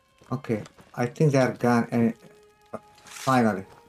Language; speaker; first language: English; non-native, fluent; Romanian